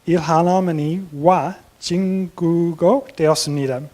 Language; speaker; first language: Korean; non-native, learner; English